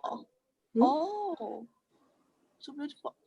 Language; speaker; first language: English; non-native, learner; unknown